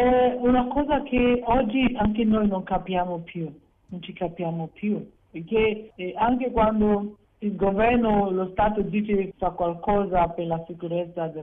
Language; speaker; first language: Italian; non-native, fluent; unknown